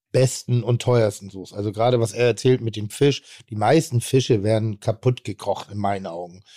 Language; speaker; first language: English; non-native, fluent; German